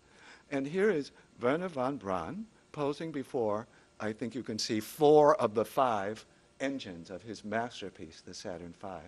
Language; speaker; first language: English; native; English